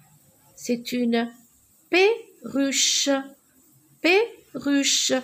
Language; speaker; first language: French; non-native, local second language; Arabic